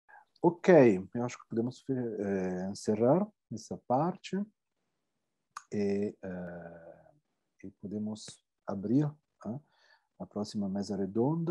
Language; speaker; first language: Portuguese; non-native, fluent; Italian